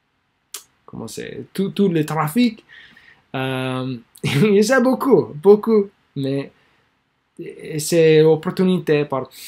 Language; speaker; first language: French; non-native, learner; English